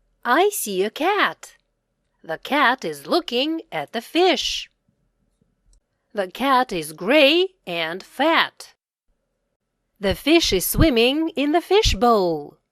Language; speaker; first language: English; non-native, fluent; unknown